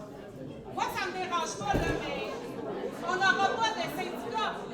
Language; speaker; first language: French; native; French